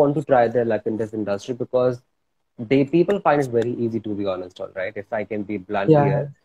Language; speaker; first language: English; non-native, local second language; Hindi